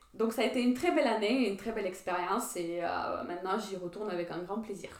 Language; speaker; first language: French; non-native, fluent; Ukrainian